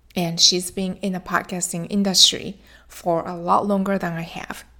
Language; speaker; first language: English; non-native, fluent; Japanese